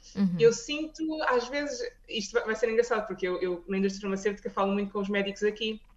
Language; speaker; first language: Portuguese; native; Portuguese